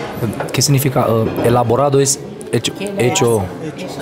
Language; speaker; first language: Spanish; non-native, learner; Romanian